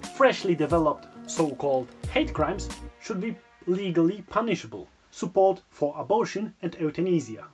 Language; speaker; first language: English; non-native, fluent; Polish